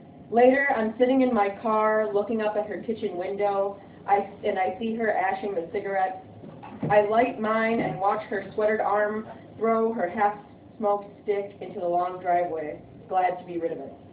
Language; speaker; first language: English; early bilingual, other home language; Spanish